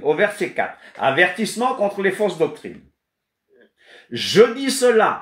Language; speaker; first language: French; non-native, fluent; Kabuverdianu